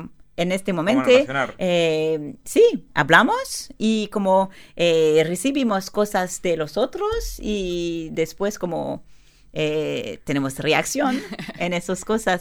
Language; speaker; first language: Spanish; non-native, learner; French